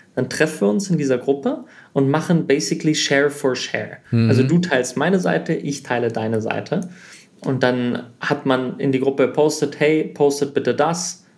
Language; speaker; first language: German; early bilingual, heritage; German